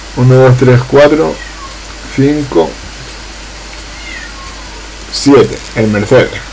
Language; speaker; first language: Spanish; native; Spanish